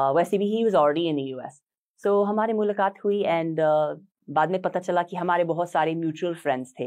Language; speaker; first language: Hindi; non-native, fluent; English